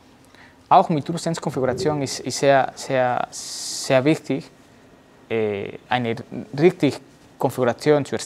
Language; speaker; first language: German; non-native, learner; Spanish